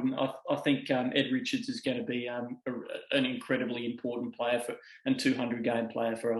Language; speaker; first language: English; native; English